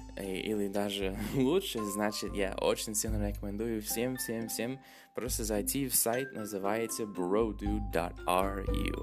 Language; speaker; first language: Russian; non-native, fluent; English